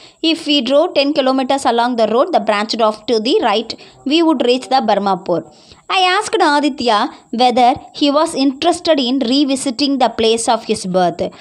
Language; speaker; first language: English; non-native, local second language; Tamil